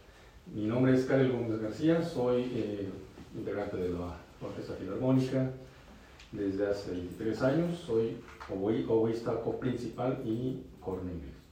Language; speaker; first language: Spanish; native; Spanish